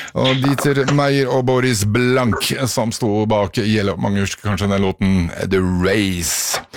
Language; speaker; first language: Norwegian; native; Norwegian